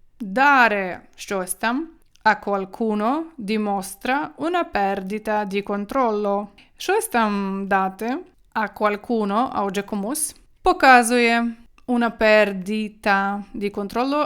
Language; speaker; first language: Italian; non-native, fluent; Ukrainian